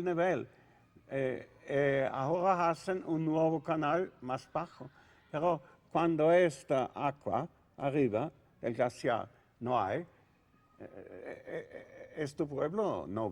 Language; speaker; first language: Spanish; non-native, learner; Italian